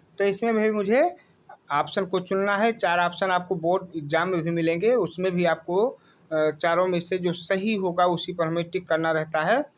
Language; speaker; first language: Hindi; native; Hindi